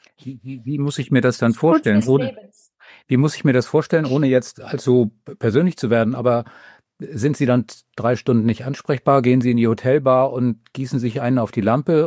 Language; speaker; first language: German; native; German